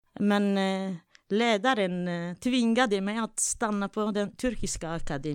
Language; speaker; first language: Swedish; non-native, fluent; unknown